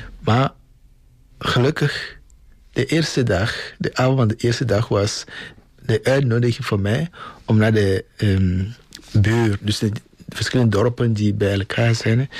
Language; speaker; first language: Dutch; non-native, fluent; Ewe